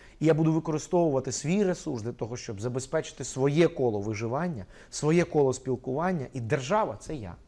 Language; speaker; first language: Ukrainian; non-native, local second language; Russian